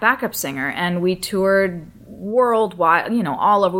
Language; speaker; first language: English; native; English